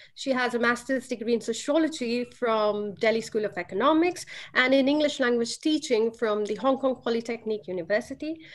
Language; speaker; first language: English; non-native, local second language; Hindi